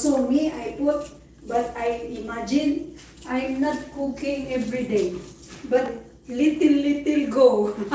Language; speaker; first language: English; non-native, learner; Filipino